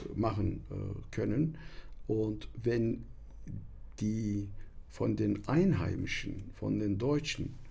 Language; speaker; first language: German; non-native, fluent; Turkish